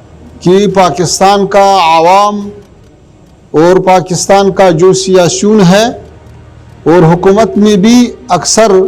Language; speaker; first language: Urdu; non-native, fluent; Pashto